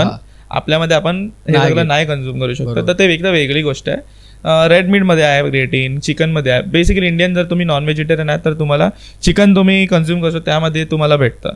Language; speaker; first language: Marathi; non-native, local second language; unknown